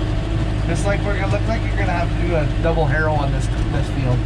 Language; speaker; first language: English; native; English